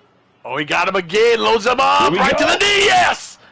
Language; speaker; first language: English; native; English